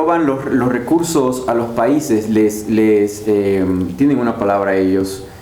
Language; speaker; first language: Spanish; native; Spanish